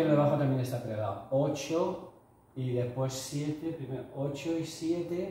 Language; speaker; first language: Spanish; native; Spanish